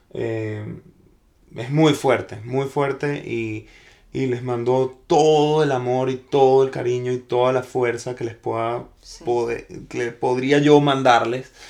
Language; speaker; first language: Spanish; native; Spanish